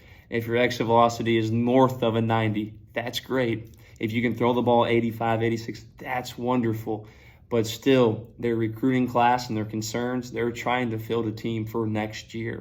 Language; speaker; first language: English; native; English